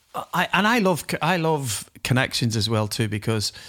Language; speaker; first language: English; native; English